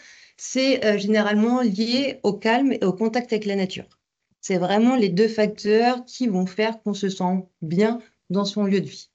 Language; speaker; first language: French; native; French